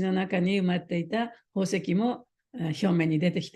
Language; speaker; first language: Japanese; native; Japanese